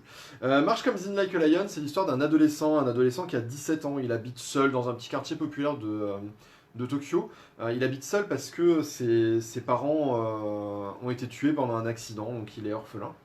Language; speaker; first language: French; native; French